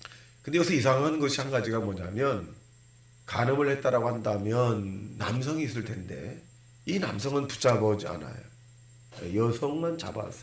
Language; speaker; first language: Korean; native; Korean